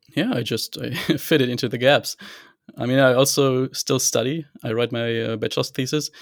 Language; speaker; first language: English; non-native, fluent; German